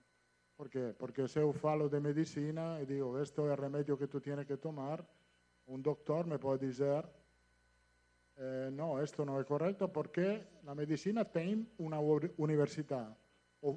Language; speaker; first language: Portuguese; non-native, fluent; Italian